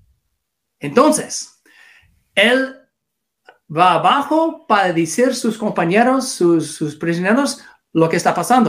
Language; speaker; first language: Spanish; non-native, learner; English